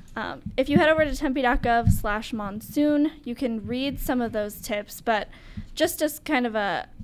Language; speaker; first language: English; native; English